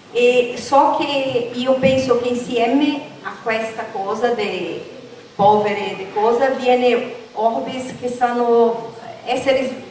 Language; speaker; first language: Italian; non-native, learner; Portuguese